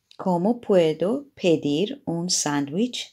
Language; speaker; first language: Spanish; non-native, fluent; Persian